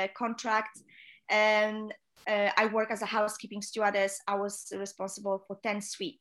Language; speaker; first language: English; non-native, fluent; Polish